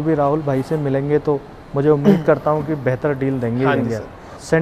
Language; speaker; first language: Hindi; native; Hindi